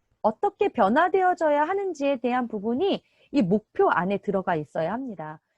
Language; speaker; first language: Korean; native; Korean